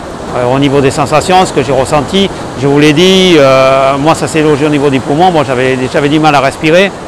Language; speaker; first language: French; native; French